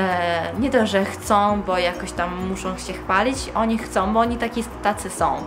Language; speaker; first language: Polish; early bilingual, heritage; Polish